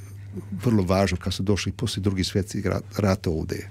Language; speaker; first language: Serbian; early bilingual, heritage; Serbian